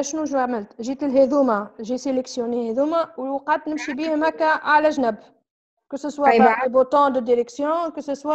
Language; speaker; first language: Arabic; native; Arabic